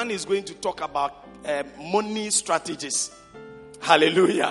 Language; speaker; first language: English; non-native, local second language; Akan